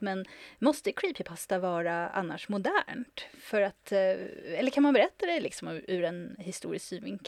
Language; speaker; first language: Swedish; native; Swedish